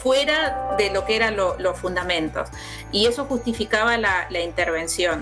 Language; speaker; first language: Spanish; native; Spanish